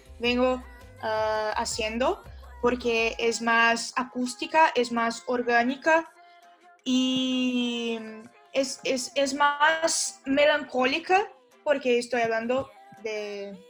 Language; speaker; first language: Spanish; non-native, learner; Portuguese